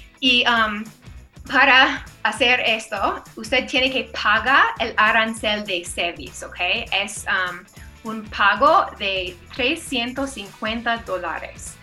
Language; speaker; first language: Spanish; non-native, fluent; English